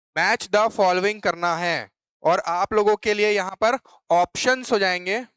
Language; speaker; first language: Hindi; native; Hindi